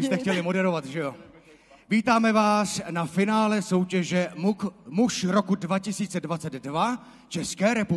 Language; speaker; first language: Czech; native; Czech